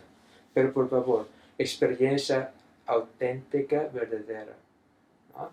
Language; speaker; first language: Spanish; non-native, fluent; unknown